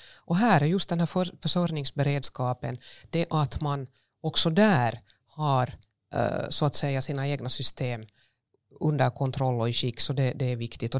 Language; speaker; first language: Swedish; native; Swedish